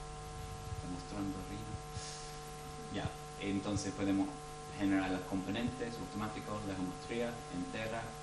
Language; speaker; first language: Spanish; non-native, fluent; English